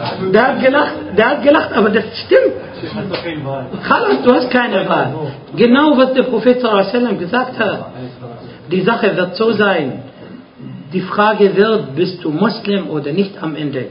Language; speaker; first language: German; non-native, fluent; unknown